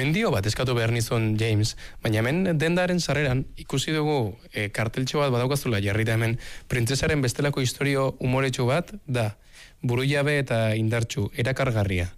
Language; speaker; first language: Basque; native; Basque